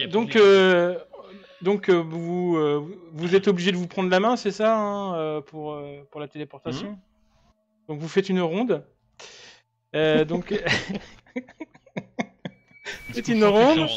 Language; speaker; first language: French; native; French